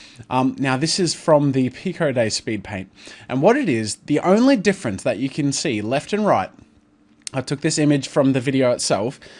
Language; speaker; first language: English; native; English